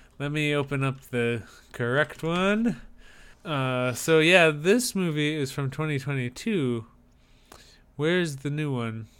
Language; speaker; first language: English; native; English